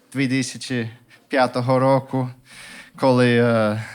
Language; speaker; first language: Ukrainian; non-native, fluent; English